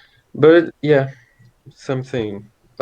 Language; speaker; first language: English; non-native, fluent; Portuguese